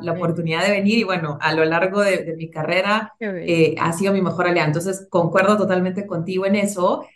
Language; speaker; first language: Spanish; native; Spanish